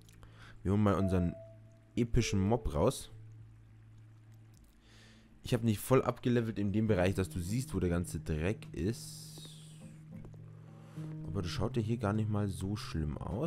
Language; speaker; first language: German; native; German